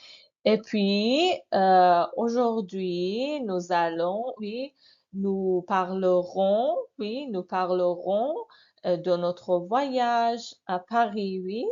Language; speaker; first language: French; non-native, fluent; Persian